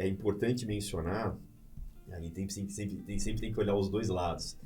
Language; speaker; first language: Portuguese; native; Portuguese